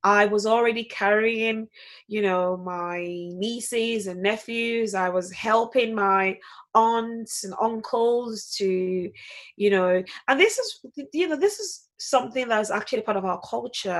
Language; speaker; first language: English; non-native, local second language; Yoruba